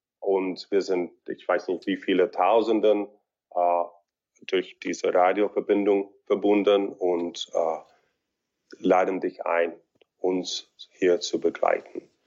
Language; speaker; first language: German; non-native, fluent; English